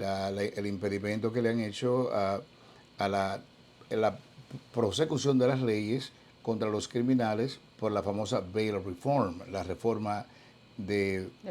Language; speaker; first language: Spanish; native; Spanish